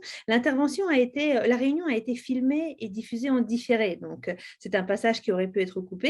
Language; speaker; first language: French; native; French